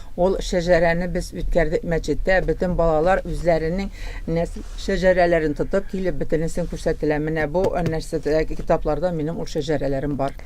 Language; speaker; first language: Tatar; native; Tatar